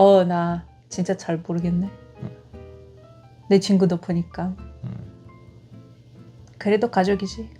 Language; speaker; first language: Korean; non-native, fluent; Russian